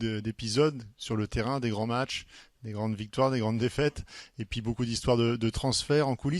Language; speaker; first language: French; native; French